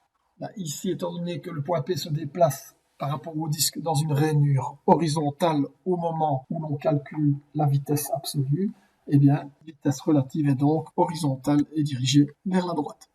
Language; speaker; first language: French; native; French